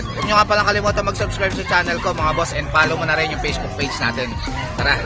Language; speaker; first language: Filipino; native; Filipino